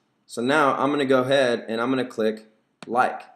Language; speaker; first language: English; native; English